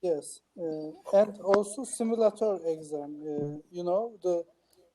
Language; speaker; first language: English; non-native, learner; Turkish